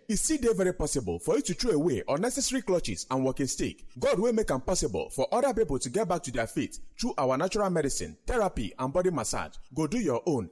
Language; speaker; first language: Nigerian Pidgin; non-native, local second language; Yoruba